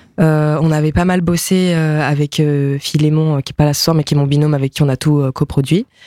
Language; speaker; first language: French; early bilingual, other home language; Japanese